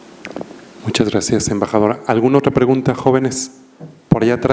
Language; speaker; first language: Spanish; native; Spanish